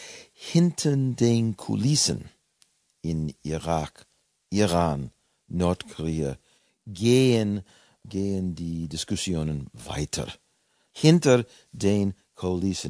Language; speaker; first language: German; non-native, fluent; English